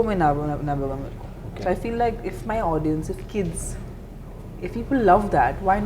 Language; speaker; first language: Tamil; non-native, fluent; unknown